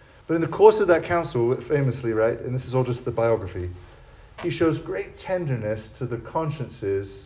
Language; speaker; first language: English; native; English